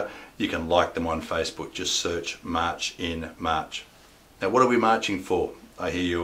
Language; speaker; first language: English; native; English